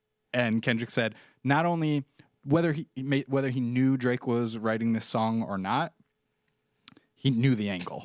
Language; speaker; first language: English; native; English